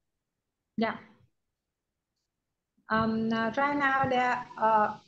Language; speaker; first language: English; non-native, learner; Vietnamese